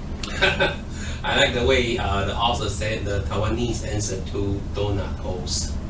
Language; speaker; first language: English; non-native, fluent; Chinese